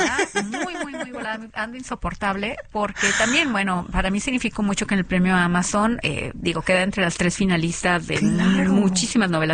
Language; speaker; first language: Spanish; native; Spanish